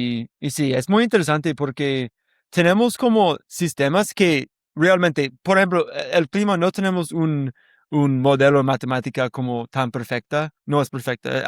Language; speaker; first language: Spanish; non-native, learner; English